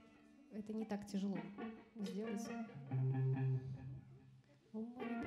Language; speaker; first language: Russian; native; Russian